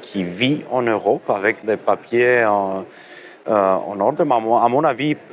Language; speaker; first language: French; non-native, fluent; Romanian